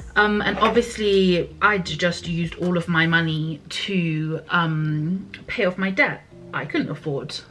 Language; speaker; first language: English; native; English